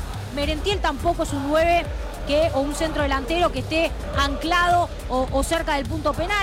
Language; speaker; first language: Spanish; native; Spanish